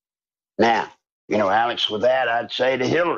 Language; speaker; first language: English; native; English